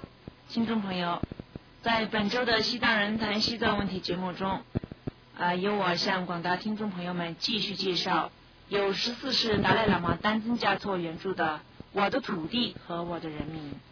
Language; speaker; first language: Chinese; native; Chinese